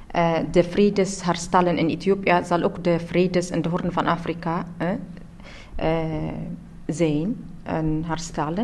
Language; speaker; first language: Dutch; non-native, learner; Tigrinya